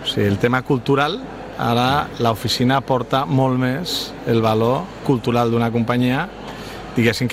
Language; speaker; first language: Catalan; non-native, local second language; Spanish